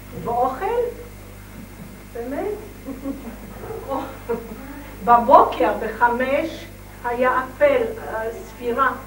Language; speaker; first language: Hebrew; non-native, fluent; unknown